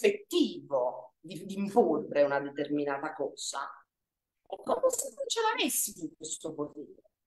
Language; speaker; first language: Italian; native; Italian